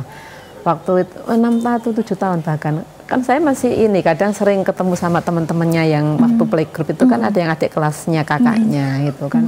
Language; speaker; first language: Indonesian; native; Indonesian